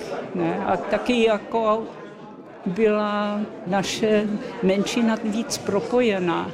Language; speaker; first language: Czech; early bilingual, other home language; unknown